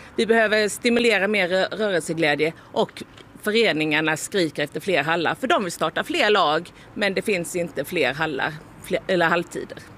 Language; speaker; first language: Swedish; native; Swedish